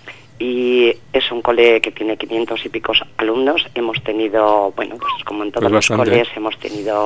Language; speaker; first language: Spanish; native; Spanish